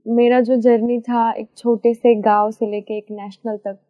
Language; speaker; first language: Hindi; non-native, local second language; Marathi